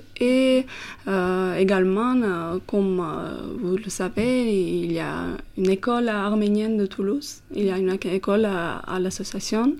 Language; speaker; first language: French; non-native, fluent; Armenian